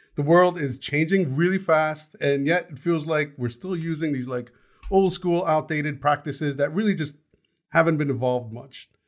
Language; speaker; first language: English; native; English